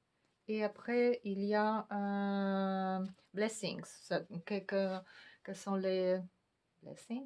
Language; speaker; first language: French; non-native, fluent; Polish